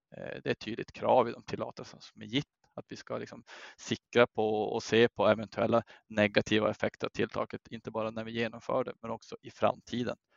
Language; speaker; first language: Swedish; native; Swedish